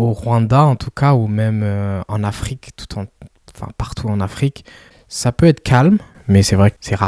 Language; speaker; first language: French; early bilingual, other home language; Kinyarwanda